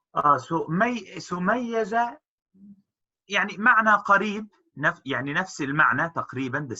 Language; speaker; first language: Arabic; non-native, fluent; English